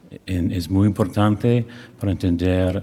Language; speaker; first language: Spanish; non-native, learner; English